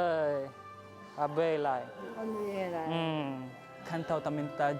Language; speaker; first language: Chinese; non-native, learner; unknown